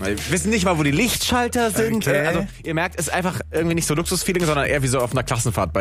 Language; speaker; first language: German; native; German